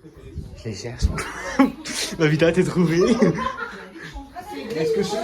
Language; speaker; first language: French; native; French